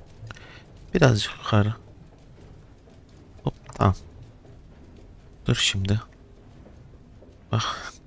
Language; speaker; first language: Turkish; native; Turkish